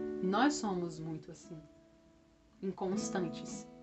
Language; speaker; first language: Portuguese; native; Portuguese